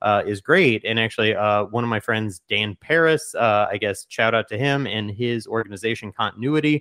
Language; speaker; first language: English; native; English